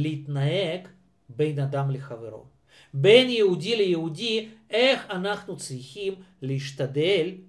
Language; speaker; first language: Hebrew; non-native, fluent; Russian